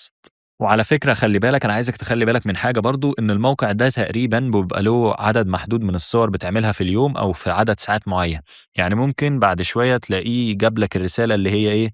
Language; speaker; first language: Arabic; native; Arabic